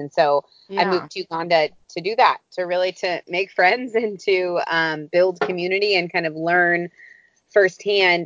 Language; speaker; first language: English; native; English